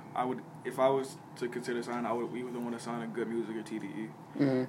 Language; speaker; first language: English; native; English